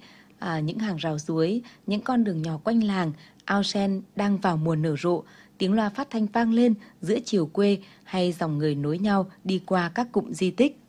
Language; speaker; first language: Vietnamese; native; Vietnamese